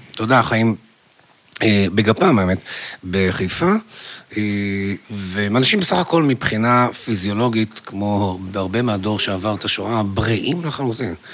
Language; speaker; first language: Hebrew; native; Hebrew